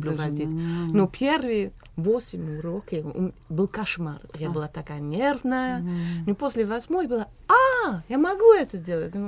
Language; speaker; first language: Russian; non-native, learner; English